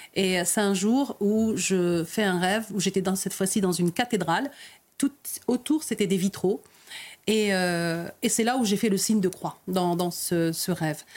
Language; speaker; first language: French; early bilingual, other home language; Arabic